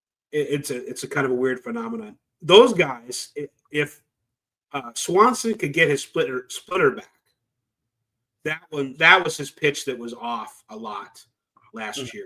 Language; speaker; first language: English; native; English